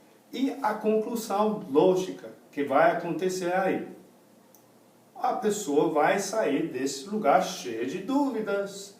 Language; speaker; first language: Portuguese; non-native, fluent; English